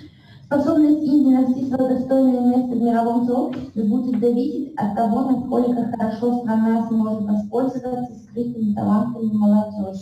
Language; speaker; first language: Russian; native; Russian